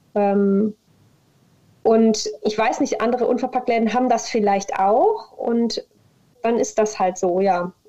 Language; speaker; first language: German; native; German